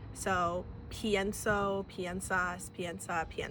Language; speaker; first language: Spanish; non-native, learner; English